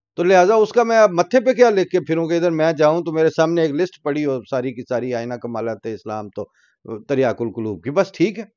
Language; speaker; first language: Urdu; non-native, local second language; Punjabi